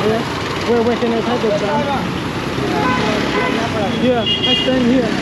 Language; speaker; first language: English; non-native, learner; Vietnamese